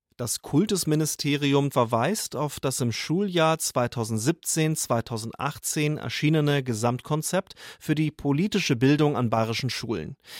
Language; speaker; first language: German; native; German